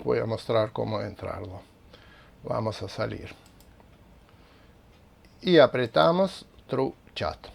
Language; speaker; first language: Spanish; non-native, fluent; Russian